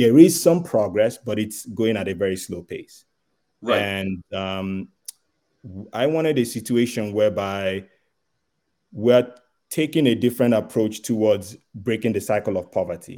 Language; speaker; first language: English; non-native, local second language; Igbo